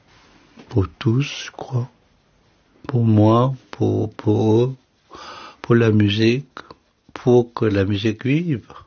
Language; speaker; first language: French; non-native, fluent; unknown